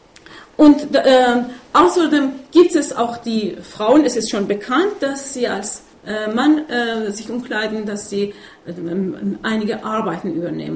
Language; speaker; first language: German; non-native, fluent; Persian